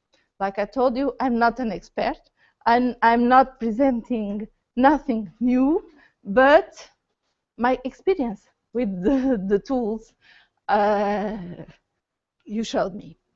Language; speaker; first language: English; non-native, learner; Portuguese